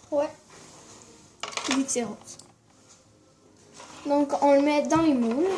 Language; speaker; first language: French; native; French